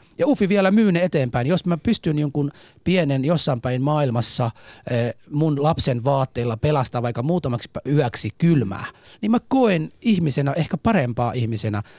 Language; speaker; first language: Finnish; early bilingual, other home language; Somali